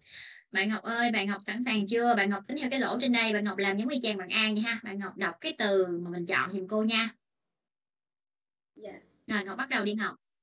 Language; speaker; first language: Vietnamese; native; Vietnamese